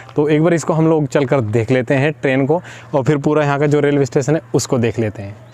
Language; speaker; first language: Hindi; native; Hindi